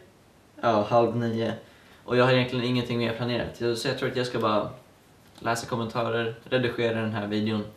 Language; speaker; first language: Swedish; native; Swedish